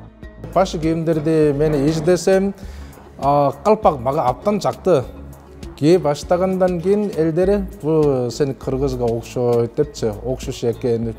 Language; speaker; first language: Kyrgyz; non-native, fluent; Korean